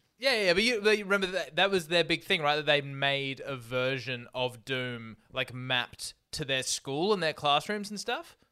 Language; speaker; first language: English; native; English